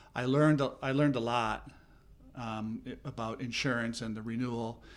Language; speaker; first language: English; native; English